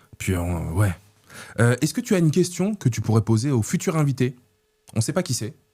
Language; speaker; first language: French; native; French